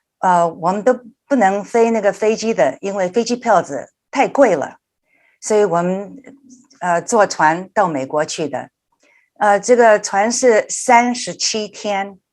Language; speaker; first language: Chinese; early bilingual, heritage; Chinese